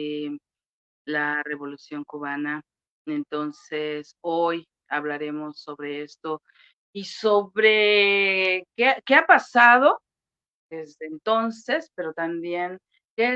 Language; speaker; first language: Spanish; native; Spanish